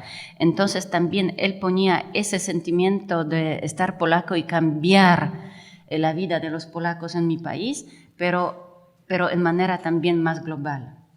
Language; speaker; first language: Spanish; non-native, fluent; Polish